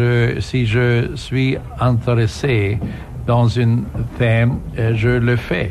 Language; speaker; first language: French; non-native, fluent; German